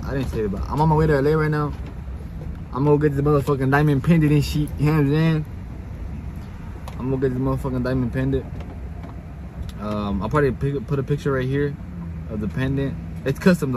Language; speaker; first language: English; early bilingual, other home language; Spanish